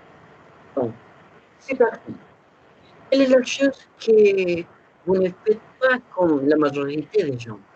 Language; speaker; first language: French; non-native, learner; Spanish